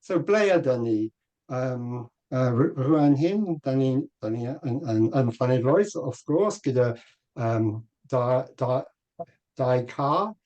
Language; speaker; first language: Welsh; non-native, learner; English